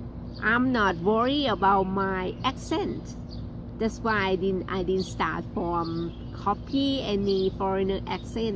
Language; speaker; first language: English; non-native, learner; Thai